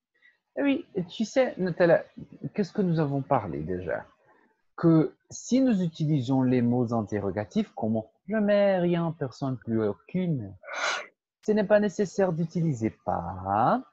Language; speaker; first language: French; non-native, fluent; Portuguese